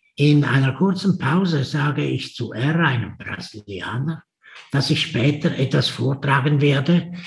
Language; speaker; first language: German; native; German